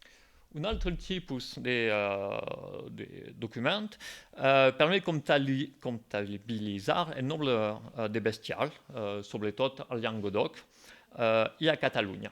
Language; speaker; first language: Catalan; non-native, local second language; French